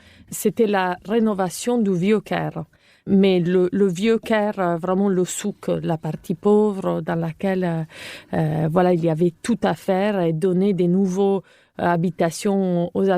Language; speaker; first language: French; non-native, fluent; Italian